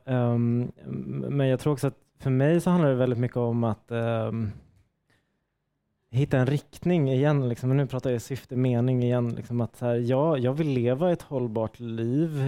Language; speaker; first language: Swedish; native; Swedish